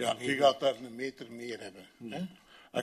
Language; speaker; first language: Dutch; native; Dutch